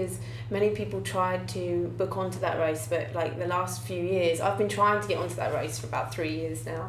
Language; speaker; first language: English; native; English